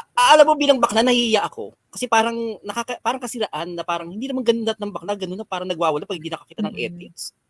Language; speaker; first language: Filipino; native; Filipino